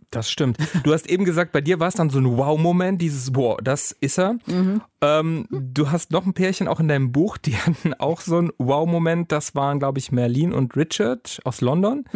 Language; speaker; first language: German; native; German